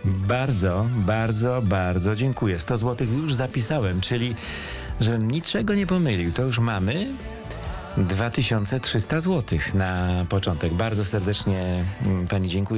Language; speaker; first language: Polish; native; Polish